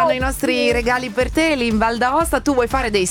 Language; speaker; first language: Italian; native; Italian